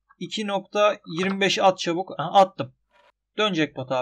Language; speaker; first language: Turkish; native; Turkish